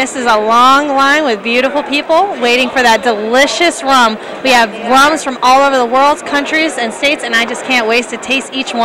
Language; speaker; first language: English; native; English